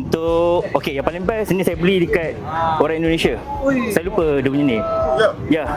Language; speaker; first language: Malay; native; Malay